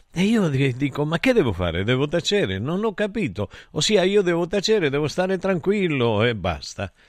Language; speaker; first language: Italian; native; Italian